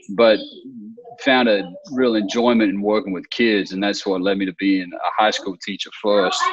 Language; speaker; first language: English; native; English